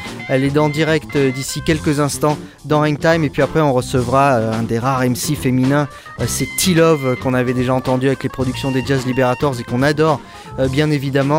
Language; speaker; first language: French; native; French